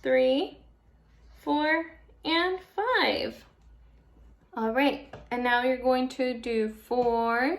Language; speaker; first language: English; native; English